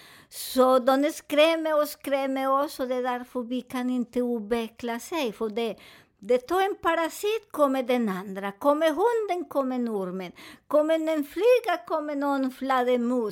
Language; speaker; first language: Swedish; non-native, fluent; Spanish